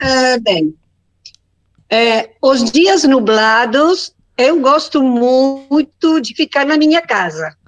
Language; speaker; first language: Portuguese; non-native, learner; Spanish